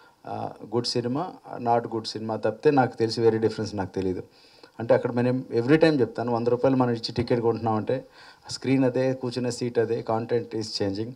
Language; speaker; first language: Telugu; native; Telugu